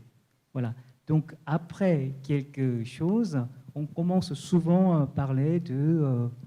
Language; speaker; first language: French; non-native, fluent; Korean